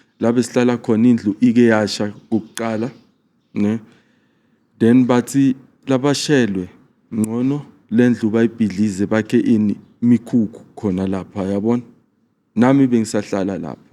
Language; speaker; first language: Zulu; non-native, local second language; Swati